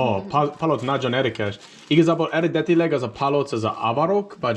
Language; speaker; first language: Hungarian; non-native, learner; English